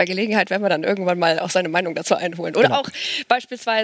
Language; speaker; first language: German; native; German